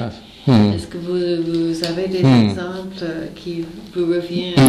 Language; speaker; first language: French; native; French